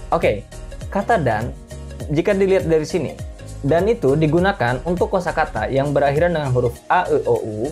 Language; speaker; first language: Indonesian; native; Indonesian